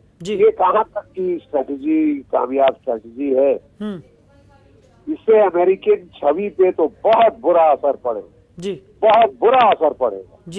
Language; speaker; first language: Hindi; native; Hindi